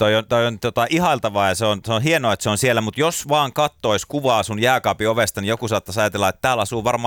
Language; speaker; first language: Finnish; native; Finnish